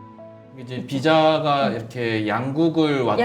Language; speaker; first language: Korean; native; Korean